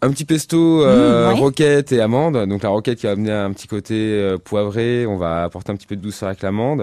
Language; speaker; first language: French; native; French